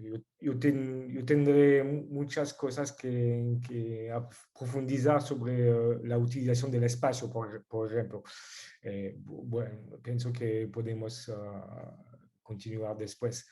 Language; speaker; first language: Spanish; non-native, fluent; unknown